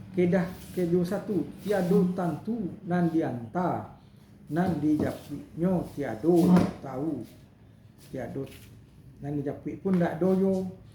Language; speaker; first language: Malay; non-native, local second language; Minangkabau